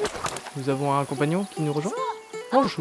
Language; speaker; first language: French; native; French